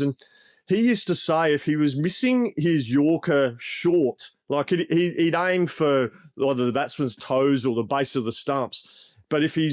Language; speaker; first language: English; native; English